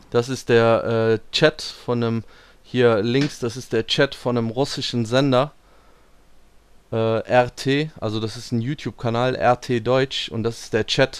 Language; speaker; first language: German; native; German